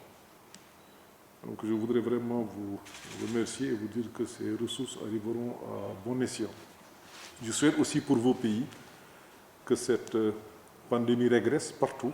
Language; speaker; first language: French; non-native, local second language; Wolof